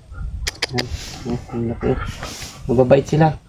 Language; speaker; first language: Filipino; native; Filipino